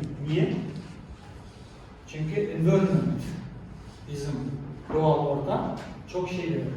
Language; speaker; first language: Turkish; non-native, learner; Kazakh